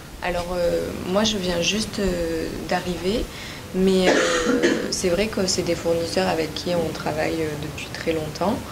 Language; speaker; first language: French; native; French